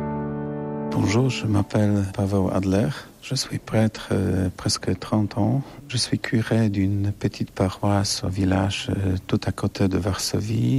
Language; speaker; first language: French; non-native, fluent; Polish